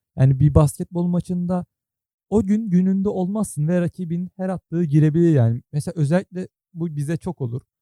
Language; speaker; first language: Turkish; native; Turkish